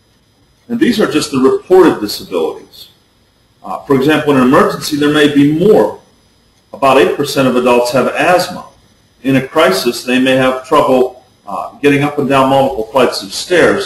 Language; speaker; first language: English; native; English